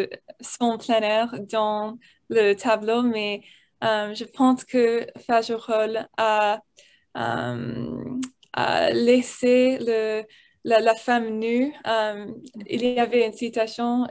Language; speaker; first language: French; non-native, learner; English